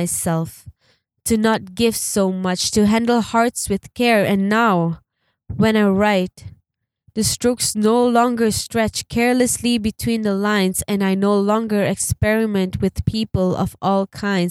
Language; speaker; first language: English; non-native, local second language; Malay